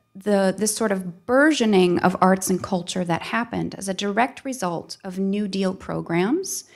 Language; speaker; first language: English; native; English